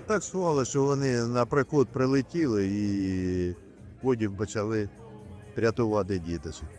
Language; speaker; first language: Ukrainian; non-native, local second language; Russian